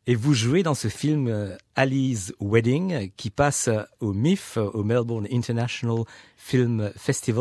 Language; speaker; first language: French; native; French